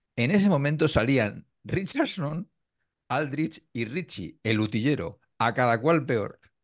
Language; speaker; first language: Spanish; native; Spanish